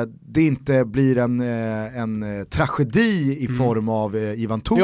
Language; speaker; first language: Swedish; native; Swedish